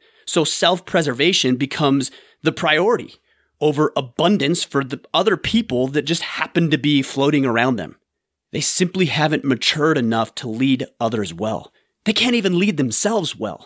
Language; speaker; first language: English; native; English